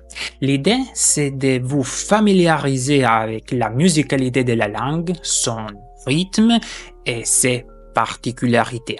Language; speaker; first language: French; non-native, fluent; German